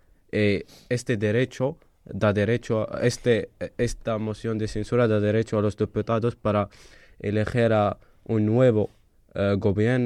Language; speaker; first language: Spanish; non-native, fluent; Arabic